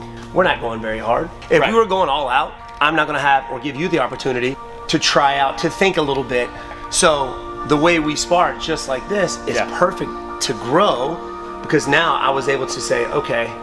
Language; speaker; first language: English; native; English